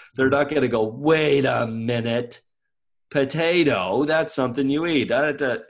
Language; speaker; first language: English; native; English